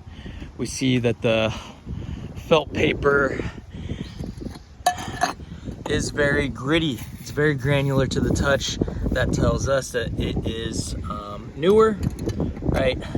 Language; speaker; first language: English; native; English